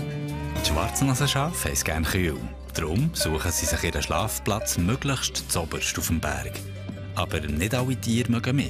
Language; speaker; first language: German; native; German